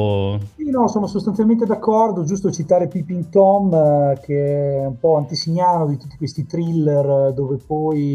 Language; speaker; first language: Italian; native; Italian